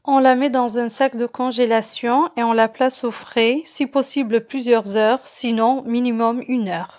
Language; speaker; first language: French; non-native, local second language; Arabic